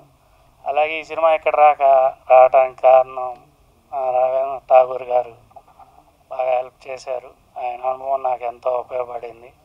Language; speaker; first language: Telugu; native; Telugu